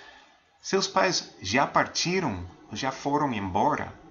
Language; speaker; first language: Portuguese; non-native, fluent; English